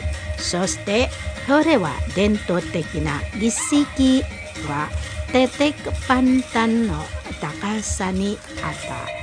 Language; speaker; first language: Japanese; non-native, learner; Indonesian